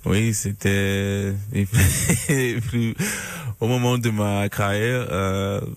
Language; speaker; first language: French; non-native, learner; English